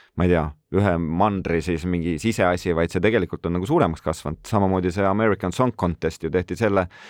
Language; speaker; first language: Estonian; native; Estonian